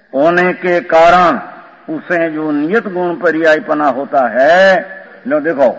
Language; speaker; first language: Hindi; non-native, local second language; Gujarati